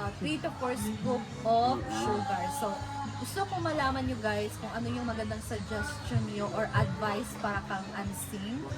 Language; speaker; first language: Filipino; non-native, local second language; Cebuano